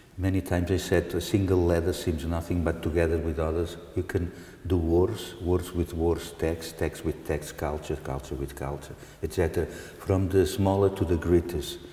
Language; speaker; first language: English; non-native, fluent; Catalan